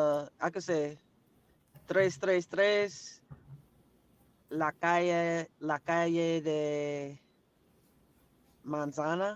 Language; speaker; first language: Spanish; non-native, learner; English